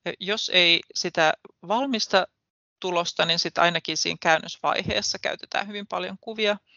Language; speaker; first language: Finnish; native; Finnish